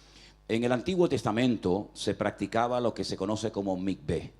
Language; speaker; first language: Spanish; native; Spanish